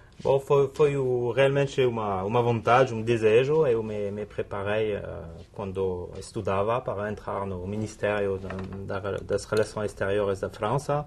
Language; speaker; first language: Portuguese; non-native, fluent; French